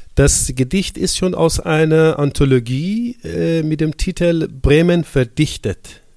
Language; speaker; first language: German; non-native, fluent; Persian